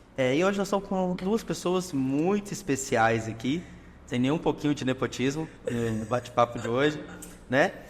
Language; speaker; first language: Portuguese; native; Portuguese